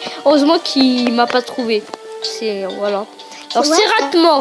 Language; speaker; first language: French; early bilingual, other home language; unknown